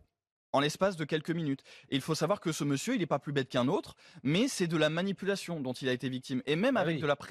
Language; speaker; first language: French; native; French